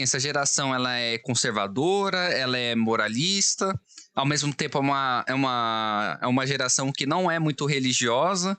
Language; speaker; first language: Portuguese; native; Portuguese